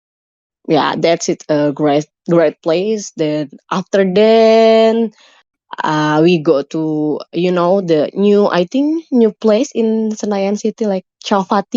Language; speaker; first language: English; non-native, learner; Indonesian